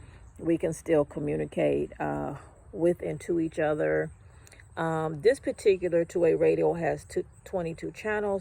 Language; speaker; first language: English; native; English